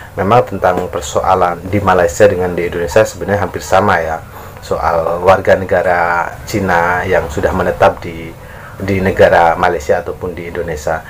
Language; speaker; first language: Indonesian; native; Indonesian